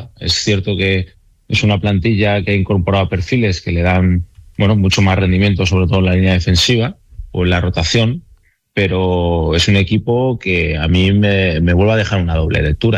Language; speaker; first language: Spanish; native; Spanish